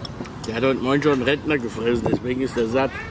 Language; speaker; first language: German; native; German